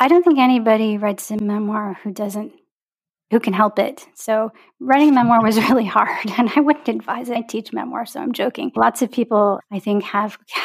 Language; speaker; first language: English; native; English